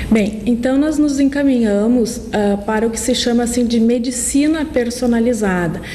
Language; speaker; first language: Portuguese; native; Portuguese